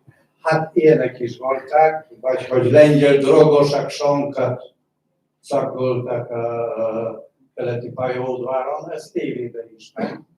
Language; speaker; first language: Hungarian; non-native, fluent; Polish